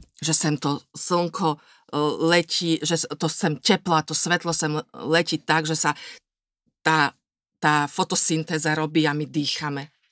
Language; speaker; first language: Slovak; native; Slovak